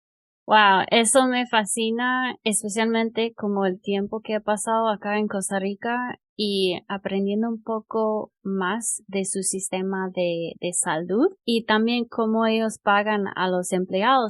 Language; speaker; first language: Spanish; non-native, fluent; English